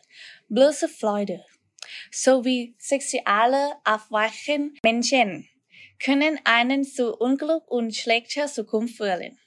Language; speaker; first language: German; non-native, learner; Thai